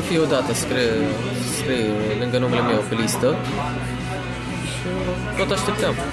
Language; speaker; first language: Romanian; early bilingual, heritage; Romanian